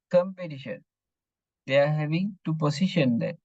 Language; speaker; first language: English; non-native, local second language; Sinhala